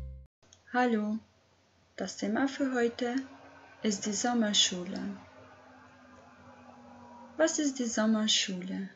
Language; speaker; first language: German; non-native, learner; Albanian